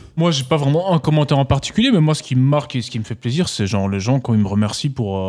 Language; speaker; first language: French; native; French